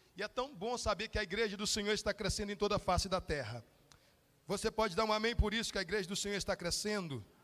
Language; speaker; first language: Portuguese; native; Portuguese